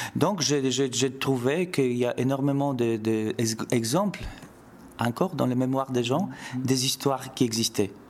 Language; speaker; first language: French; non-native, fluent; Polish